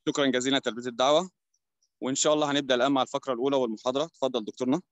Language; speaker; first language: Arabic; native; Arabic